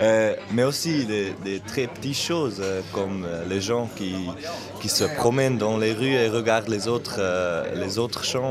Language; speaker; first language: French; non-native, local second language; German